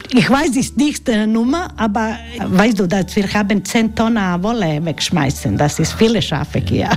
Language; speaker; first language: German; non-native, learner; Croatian